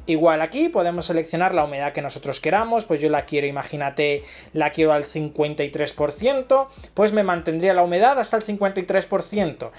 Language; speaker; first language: Spanish; native; Spanish